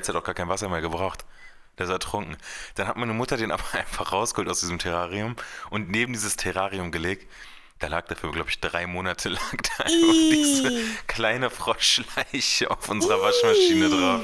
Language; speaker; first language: German; native; German